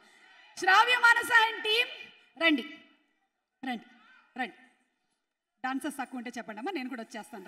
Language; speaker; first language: Telugu; native; Telugu